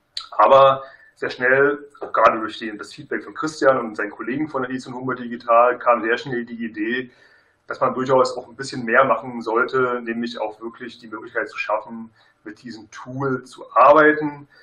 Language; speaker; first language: German; native; German